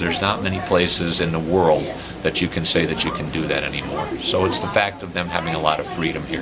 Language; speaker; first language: English; native; English